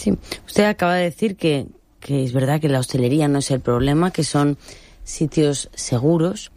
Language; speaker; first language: Spanish; native; Spanish